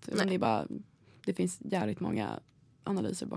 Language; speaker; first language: Swedish; native; Swedish